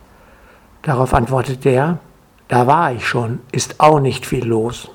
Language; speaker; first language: German; native; German